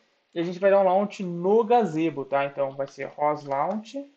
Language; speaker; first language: Portuguese; native; Portuguese